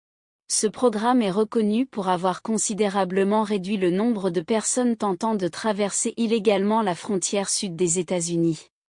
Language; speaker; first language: French; non-native, local second language; Haitian Creole